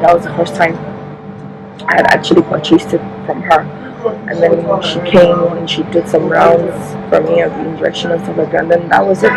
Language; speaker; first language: English; non-native, local second language; Hausa